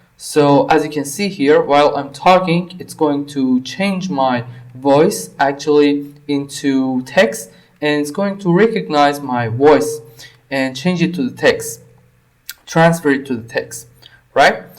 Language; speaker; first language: English; non-native, fluent; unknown